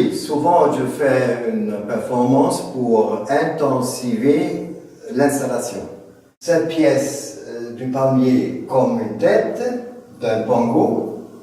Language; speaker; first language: French; non-native, fluent; German